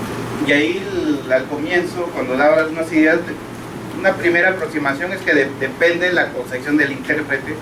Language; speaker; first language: Spanish; native; Spanish